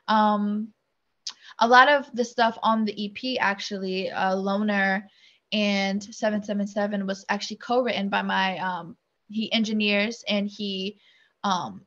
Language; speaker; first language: English; native; English